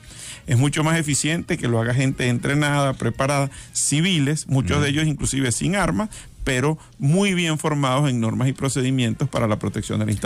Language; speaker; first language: Spanish; native; Spanish